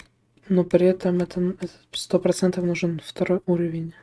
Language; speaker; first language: Russian; native; Russian